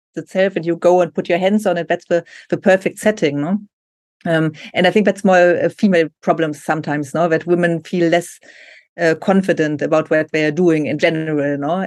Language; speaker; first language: English; non-native, fluent; German